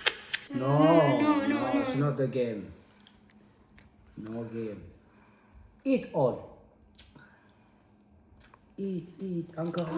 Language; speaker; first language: English; non-native, learner; Amharic